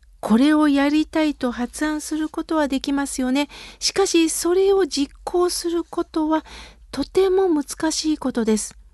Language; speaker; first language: Japanese; native; Japanese